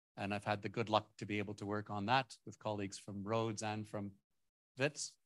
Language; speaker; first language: English; native; English